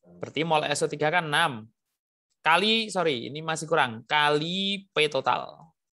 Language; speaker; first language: Indonesian; native; Indonesian